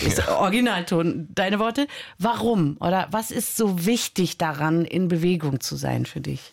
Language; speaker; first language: German; native; German